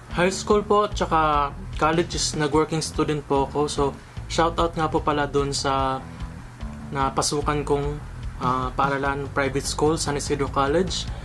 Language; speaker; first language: Filipino; non-native, local second language; Cebuano